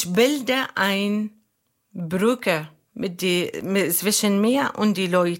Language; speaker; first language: German; non-native, learner; Arabic